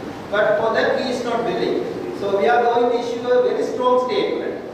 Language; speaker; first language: English; non-native, local second language; Tamil